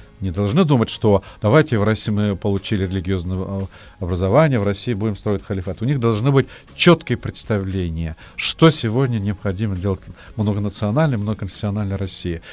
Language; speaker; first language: Russian; non-native, local second language; Tatar